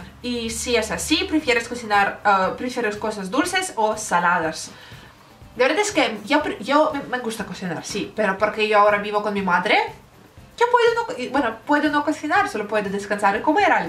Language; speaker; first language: Spanish; non-native, learner; Russian